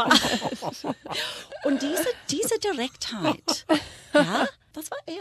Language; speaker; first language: German; non-native, fluent; English